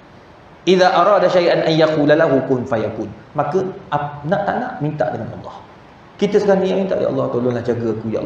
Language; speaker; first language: Malay; native; Malay